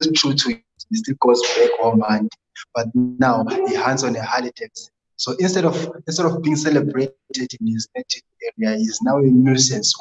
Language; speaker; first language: English; non-native, local second language; North Ndebele